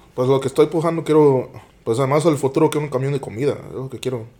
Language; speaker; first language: Spanish; early bilingual, heritage; Spanish